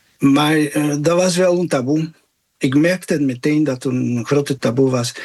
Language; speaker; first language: Dutch; non-native, fluent; Spanish